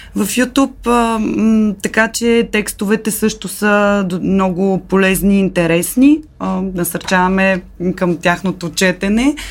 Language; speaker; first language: Bulgarian; native; Bulgarian